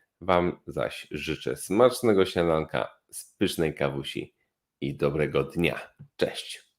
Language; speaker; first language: Polish; native; Polish